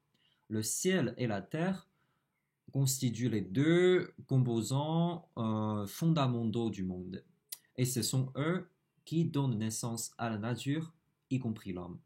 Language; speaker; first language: French; non-native, fluent; Chinese